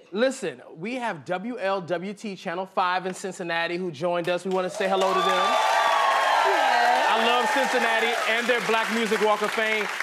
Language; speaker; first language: English; native; English